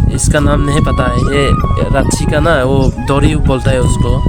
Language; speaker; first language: Hindi; non-native, local second language; Kok Borok